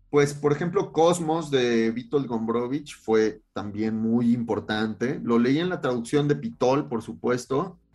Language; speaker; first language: Spanish; native; Spanish